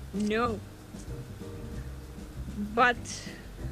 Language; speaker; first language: English; non-native, learner; Russian